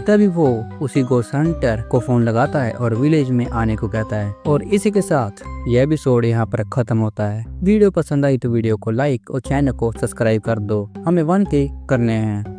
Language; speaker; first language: Hindi; native; Hindi